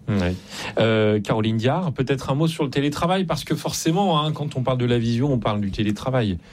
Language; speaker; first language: French; native; French